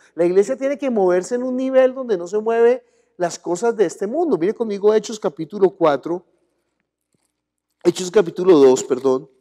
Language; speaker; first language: Spanish; native; Spanish